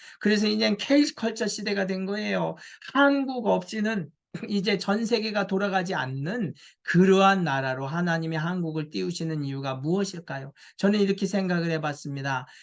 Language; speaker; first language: Korean; native; Korean